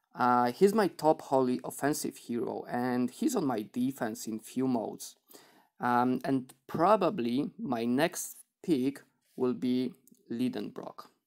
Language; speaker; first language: English; non-native, fluent; Polish